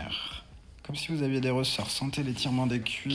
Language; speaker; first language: French; native; French